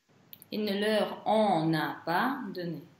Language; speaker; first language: French; non-native, fluent; Russian